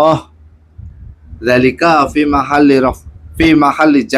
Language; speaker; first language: Arabic; non-native, learner; Indonesian